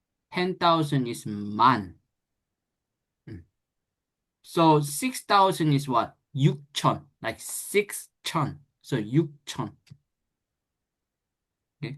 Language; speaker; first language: English; non-native, fluent; Korean